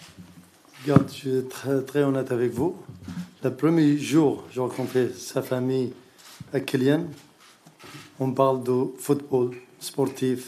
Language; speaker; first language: French; non-native, learner; Arabic